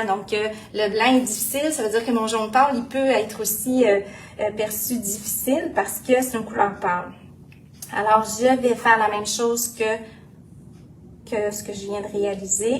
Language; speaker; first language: French; native; French